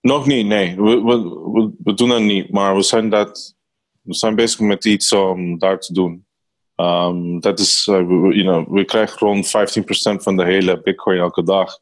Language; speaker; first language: Dutch; non-native, learner; Spanish